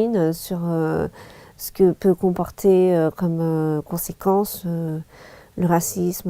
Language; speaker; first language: French; early bilingual, other home language; Chinese